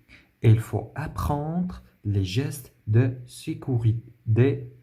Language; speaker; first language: French; non-native, local second language; Arabic